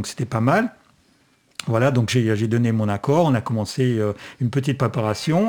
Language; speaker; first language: French; non-native, fluent; Russian